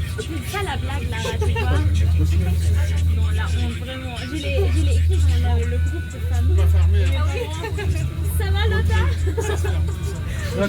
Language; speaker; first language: French; native; French